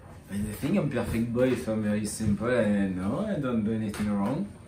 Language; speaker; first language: English; non-native, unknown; French